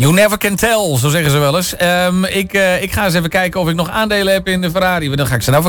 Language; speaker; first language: Dutch; native; Dutch